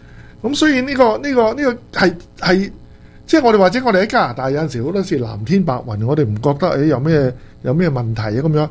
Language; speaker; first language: Chinese; native; Chinese